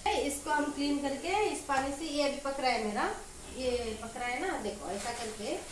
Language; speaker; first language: Hindi; non-native, local second language; Urdu